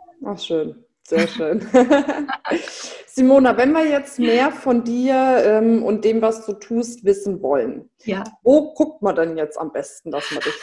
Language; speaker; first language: German; native; German